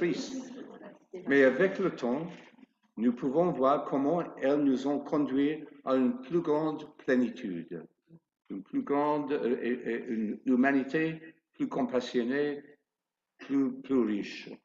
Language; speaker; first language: French; non-native, fluent; English